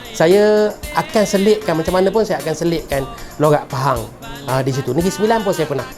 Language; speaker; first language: Malay; native; Malay